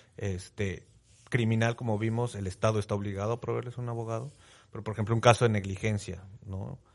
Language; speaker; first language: Spanish; native; Spanish